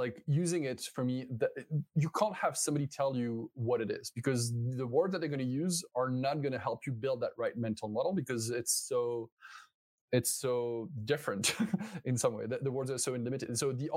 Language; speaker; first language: English; non-native, fluent; French